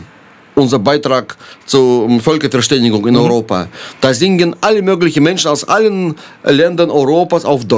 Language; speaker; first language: German; non-native, fluent; Russian